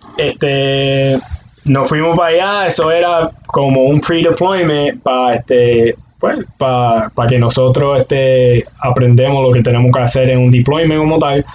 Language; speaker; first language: Spanish; native; Spanish